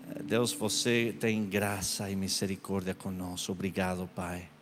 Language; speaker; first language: Portuguese; non-native, learner; Spanish